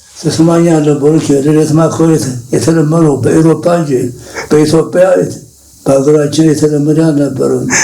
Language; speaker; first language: Amharic; native; Amharic